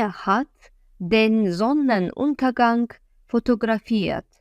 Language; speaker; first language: German; non-native, fluent; Azerbaijani